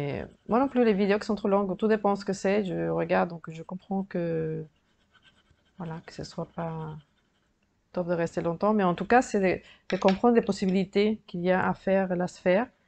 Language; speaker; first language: French; native; French